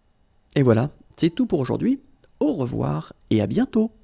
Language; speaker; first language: French; native; French